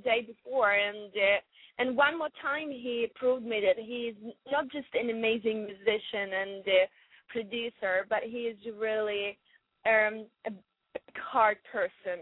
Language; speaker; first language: English; non-native, learner; Ukrainian